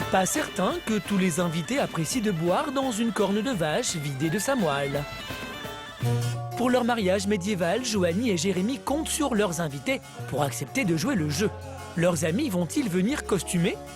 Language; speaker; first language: French; native; French